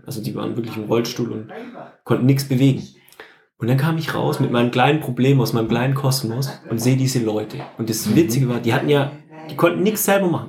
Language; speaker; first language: German; native; German